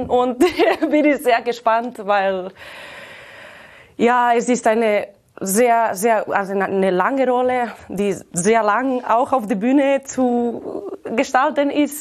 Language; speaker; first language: German; non-native, fluent; Catalan